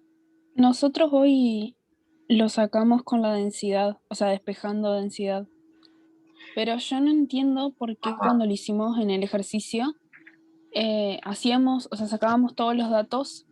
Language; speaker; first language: Spanish; native; Spanish